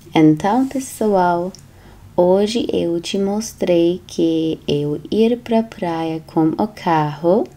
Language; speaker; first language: Portuguese; non-native, learner; Turkish